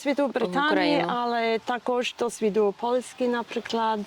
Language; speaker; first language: Ukrainian; non-native, learner; English